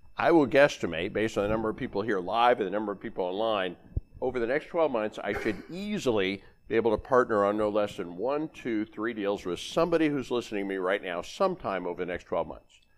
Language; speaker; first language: English; native; English